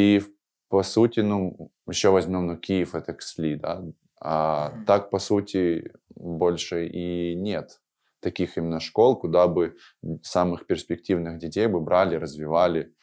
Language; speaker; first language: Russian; native; Russian